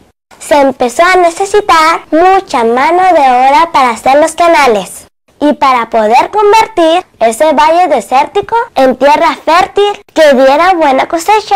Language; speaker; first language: Spanish; early bilingual, other home language; Cantonese